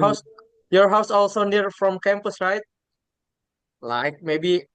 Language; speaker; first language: English; non-native, learner; Indonesian